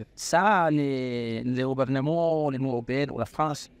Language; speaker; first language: French; non-native, learner; Spanish